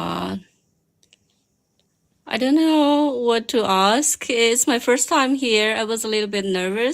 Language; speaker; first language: English; non-native, fluent; Chinese